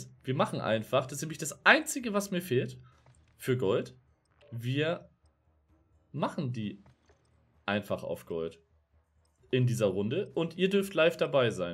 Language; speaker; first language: German; native; German